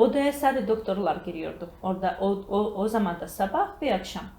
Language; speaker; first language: Turkish; non-native, learner; Georgian